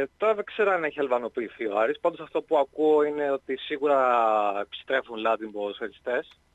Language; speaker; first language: Greek; native; Greek